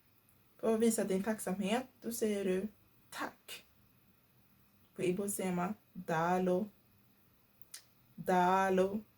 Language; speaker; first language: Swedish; non-native, fluent; Igbo